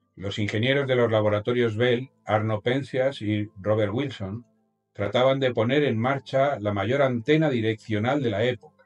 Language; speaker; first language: Spanish; native; Spanish